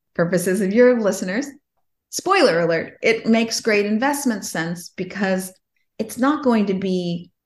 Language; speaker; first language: English; native; English